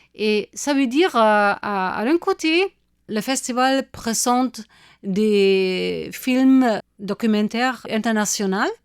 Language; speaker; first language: French; non-native, fluent; German